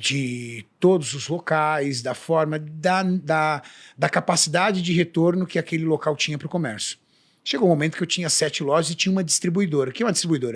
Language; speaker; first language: Portuguese; native; Portuguese